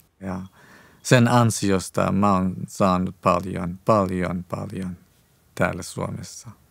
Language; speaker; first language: Finnish; non-native, fluent; Persian